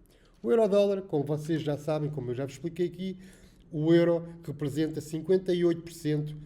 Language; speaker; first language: Portuguese; native; Portuguese